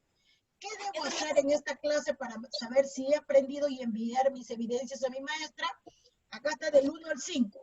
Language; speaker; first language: Spanish; native; Spanish